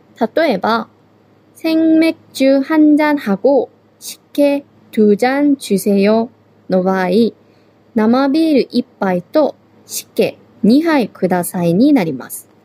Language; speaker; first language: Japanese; non-native, fluent; Korean